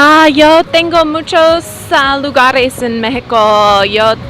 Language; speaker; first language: Spanish; non-native, learner; English